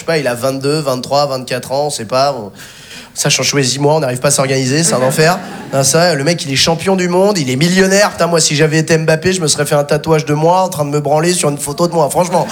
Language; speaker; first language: French; native; French